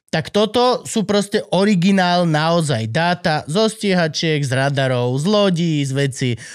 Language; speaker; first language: Slovak; native; Slovak